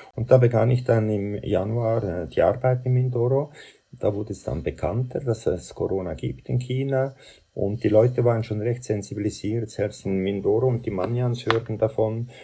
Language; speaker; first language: German; native; German